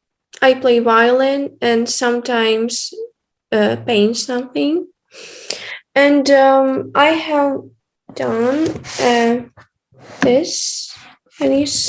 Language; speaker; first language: English; non-native, fluent; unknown